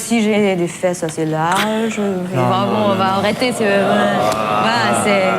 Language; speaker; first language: French; non-native, fluent; German